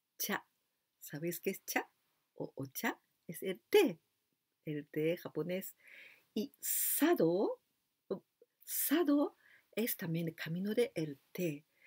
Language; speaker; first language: Spanish; non-native, fluent; Japanese